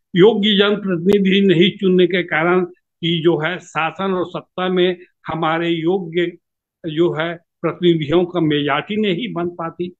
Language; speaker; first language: Hindi; native; Hindi